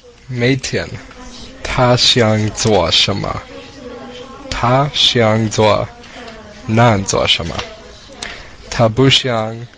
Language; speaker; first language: Chinese; non-native, learner; English